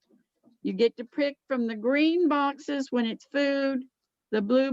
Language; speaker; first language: English; native; English